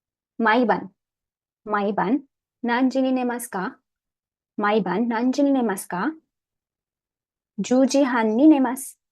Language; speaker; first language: Japanese; non-native, learner; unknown